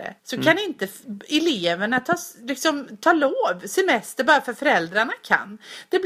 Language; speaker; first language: Swedish; native; Swedish